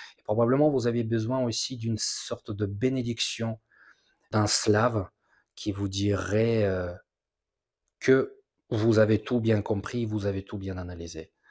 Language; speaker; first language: French; non-native, fluent; Russian